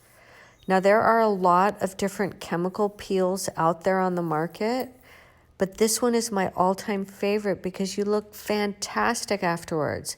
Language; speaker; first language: English; native; English